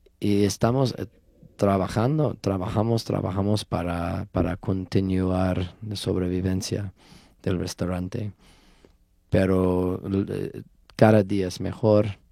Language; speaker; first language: Spanish; non-native, learner; English